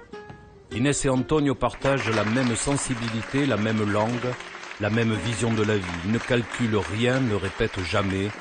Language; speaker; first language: French; native; French